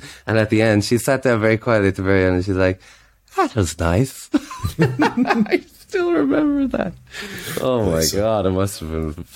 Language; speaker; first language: English; native; English